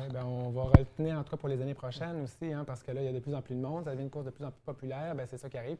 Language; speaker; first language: French; native; French